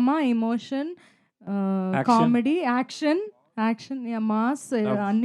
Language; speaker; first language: Telugu; non-native, fluent; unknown